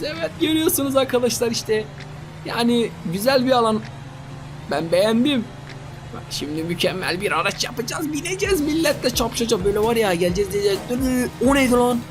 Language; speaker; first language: Turkish; native; Turkish